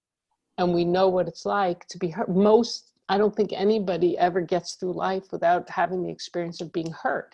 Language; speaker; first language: English; native; English